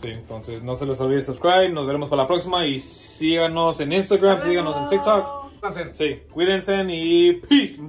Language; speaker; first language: Spanish; early bilingual, heritage; Spanish